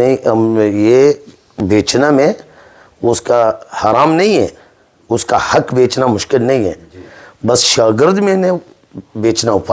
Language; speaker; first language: Hindi; non-native, learner; Arabic